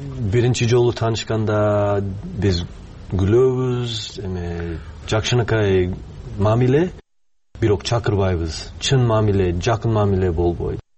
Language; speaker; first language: Kyrgyz; non-native, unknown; English